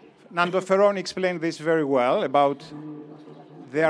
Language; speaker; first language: English; non-native, fluent; Greek